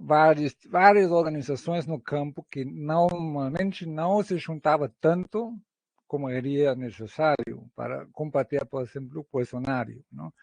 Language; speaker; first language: Portuguese; non-native, fluent; German